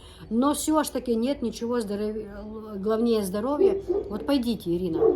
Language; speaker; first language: Russian; non-native, local second language; Chechen